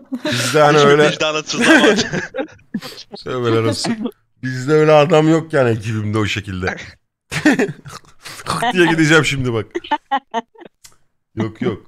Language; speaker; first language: Turkish; native; Turkish